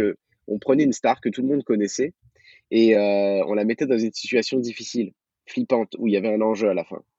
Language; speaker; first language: French; early bilingual, other home language; Arabic